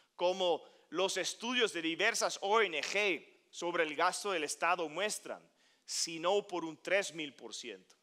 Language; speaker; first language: Spanish; non-native, fluent; Dutch